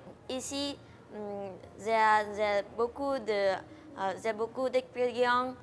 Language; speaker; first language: French; non-native, learner; Vietnamese